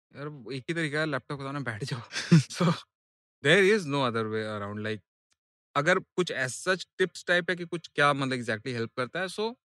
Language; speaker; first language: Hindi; native; Hindi